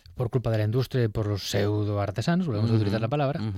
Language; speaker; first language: Spanish; native; Spanish